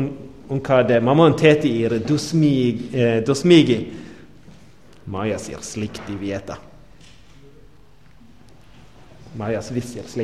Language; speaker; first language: Latvian; non-native, learner; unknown